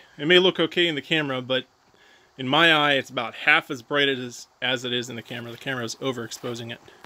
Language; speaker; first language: English; native; English